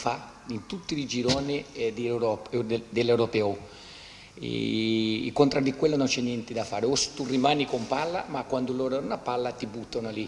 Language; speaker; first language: Italian; non-native, fluent; Portuguese